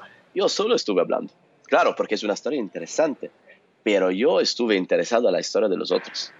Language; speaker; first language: Spanish; non-native, learner; Italian